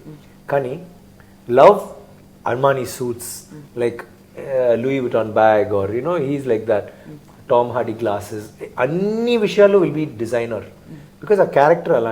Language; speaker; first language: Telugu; non-native, learner; Tamil